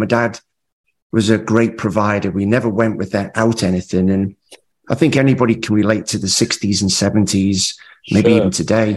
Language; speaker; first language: English; native; English